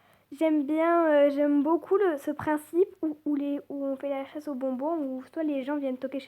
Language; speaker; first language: French; native; French